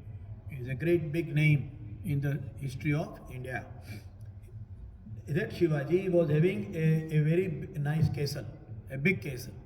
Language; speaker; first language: English; non-native, local second language; Hindi